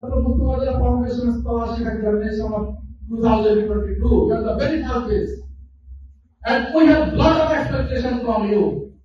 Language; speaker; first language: English; non-native, local second language; Bangla